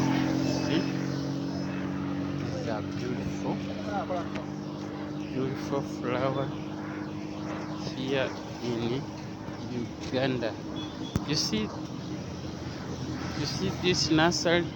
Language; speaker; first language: English; non-native, learner; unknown